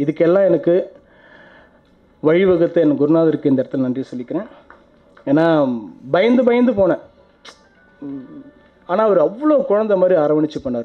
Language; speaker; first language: Tamil; native; Tamil